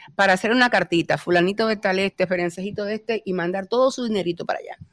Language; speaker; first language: Spanish; native; Spanish